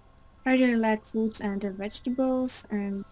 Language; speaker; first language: English; non-native, learner; Russian